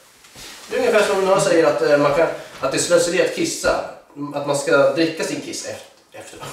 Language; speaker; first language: Swedish; native; Swedish